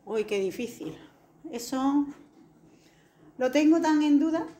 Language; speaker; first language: Spanish; native; Spanish